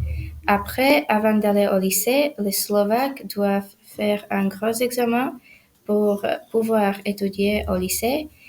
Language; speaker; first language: French; non-native, fluent; Slovak